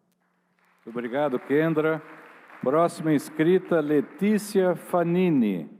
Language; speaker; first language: Portuguese; native; Portuguese